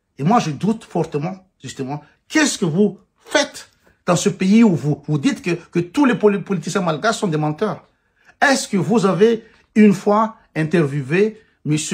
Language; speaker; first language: French; non-native, local second language; Malagasy